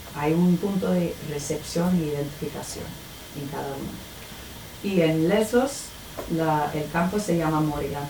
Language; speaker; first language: Spanish; non-native, fluent; English